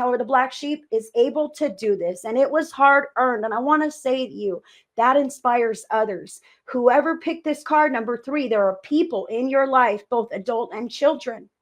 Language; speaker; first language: English; native; English